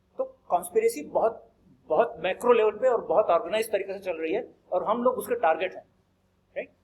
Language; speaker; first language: Hindi; native; Hindi